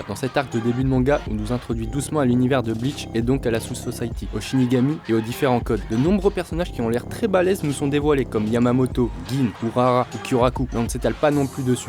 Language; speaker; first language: French; native; French